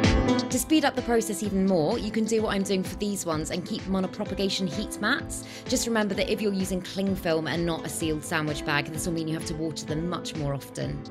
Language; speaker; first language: English; native; English